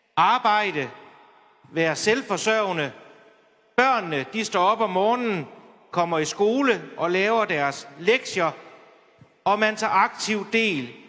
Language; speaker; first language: Danish; native; Danish